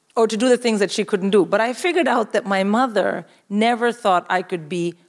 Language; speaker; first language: English; non-native, local second language; Hindi